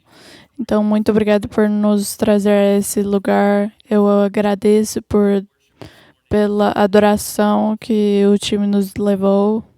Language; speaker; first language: Portuguese; non-native, fluent; English